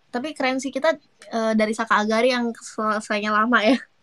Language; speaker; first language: Indonesian; native; Indonesian